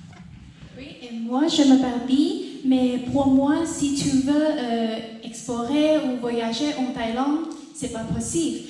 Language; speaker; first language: French; non-native, learner; Thai